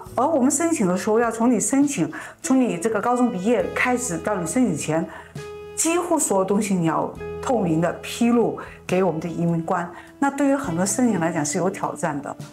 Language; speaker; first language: Chinese; native; Chinese